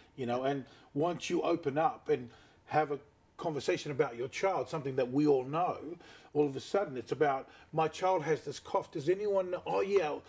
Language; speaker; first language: English; native; English